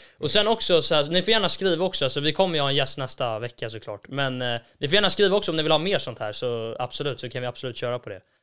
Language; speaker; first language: Swedish; native; Swedish